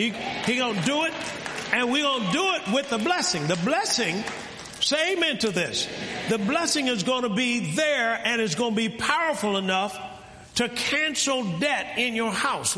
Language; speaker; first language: English; native; English